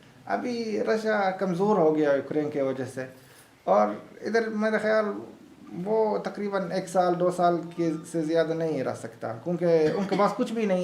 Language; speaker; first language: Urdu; non-native, learner; Arabic